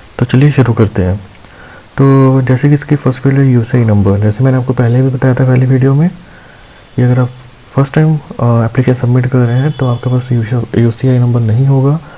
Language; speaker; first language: Hindi; non-native, local second language; Punjabi